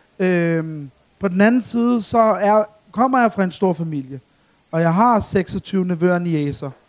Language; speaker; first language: Danish; early bilingual, other home language; Arabic